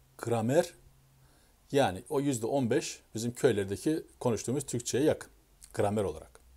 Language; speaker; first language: Turkish; native; Turkish